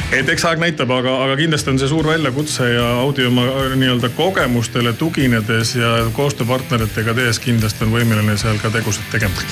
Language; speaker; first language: Estonian; native; Estonian